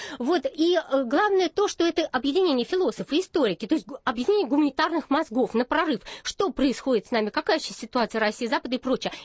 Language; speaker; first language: Russian; native; Russian